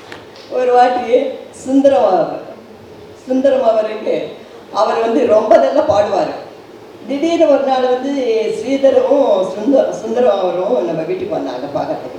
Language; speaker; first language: Tamil; non-native, local second language; Telugu